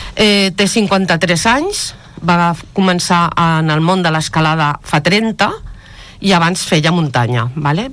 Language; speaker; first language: Catalan; non-native, local second language; Spanish